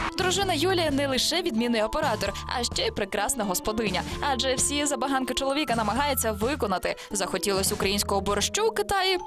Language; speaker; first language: Ukrainian; native; Ukrainian